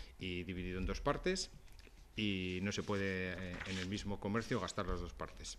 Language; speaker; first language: Spanish; native; Spanish